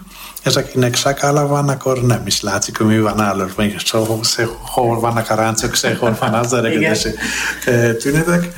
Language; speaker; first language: Hungarian; non-native, fluent; Greek